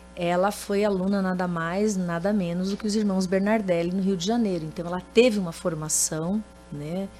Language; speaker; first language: Portuguese; native; Portuguese